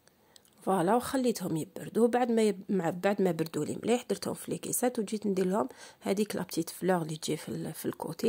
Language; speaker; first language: Arabic; native; Arabic